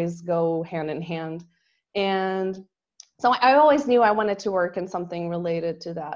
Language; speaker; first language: English; non-native, fluent; Portuguese